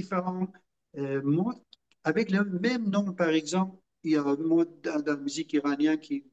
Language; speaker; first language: French; non-native, fluent; Persian